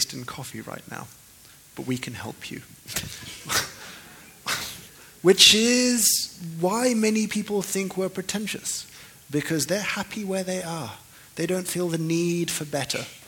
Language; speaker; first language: English; native; English